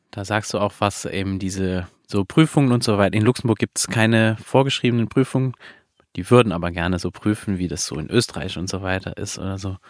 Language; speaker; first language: German; non-native, fluent; Luxembourgish